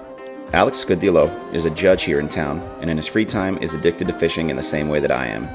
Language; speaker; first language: English; native; English